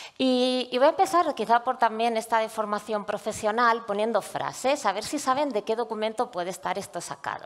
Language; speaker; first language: Spanish; native; Spanish